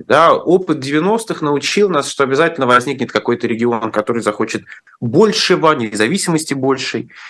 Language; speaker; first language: Russian; native; Russian